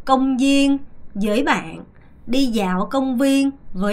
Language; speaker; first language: Vietnamese; non-native, fluent; Korean